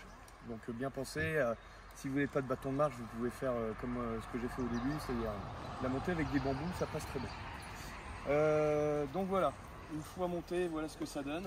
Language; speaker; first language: French; native; French